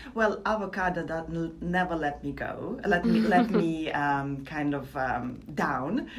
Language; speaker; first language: English; non-native, fluent; Latvian